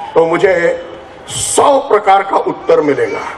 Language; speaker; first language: Hindi; non-native, local second language; Marathi